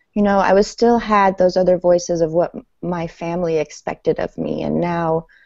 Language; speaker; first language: English; early bilingual, other home language; Persian